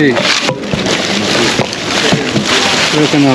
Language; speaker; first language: Spanish; non-native, learner; Filipino